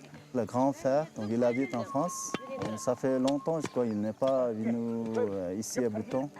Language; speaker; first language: French; non-native, learner; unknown